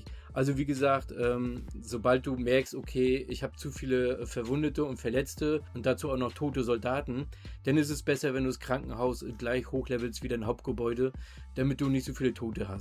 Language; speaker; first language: German; native; German